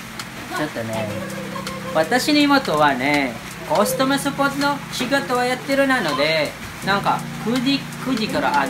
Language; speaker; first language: Japanese; non-native, learner; Filipino